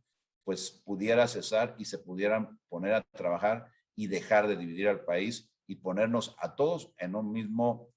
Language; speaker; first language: Spanish; native; Spanish